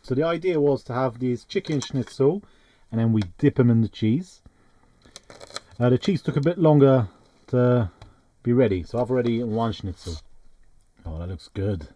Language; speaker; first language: English; native; English